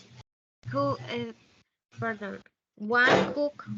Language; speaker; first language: English; non-native, learner; Spanish